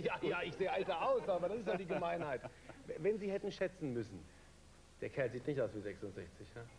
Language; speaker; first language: German; native; German